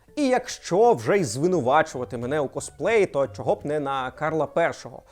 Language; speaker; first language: Ukrainian; non-native, local second language; Russian